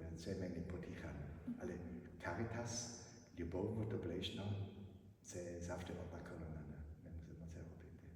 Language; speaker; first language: Ukrainian; non-native, fluent; German